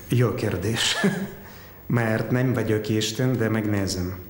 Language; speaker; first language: Hungarian; non-native, learner; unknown